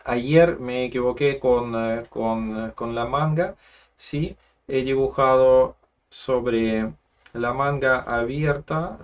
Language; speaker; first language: Spanish; non-native, fluent; Russian